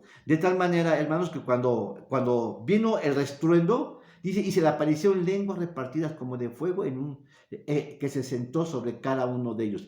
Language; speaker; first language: Spanish; native; Spanish